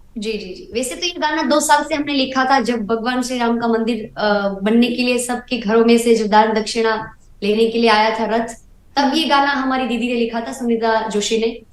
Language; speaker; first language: Hindi; non-native, local second language; Gujarati